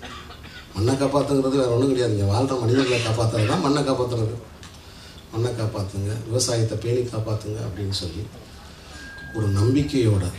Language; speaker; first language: Tamil; native; Tamil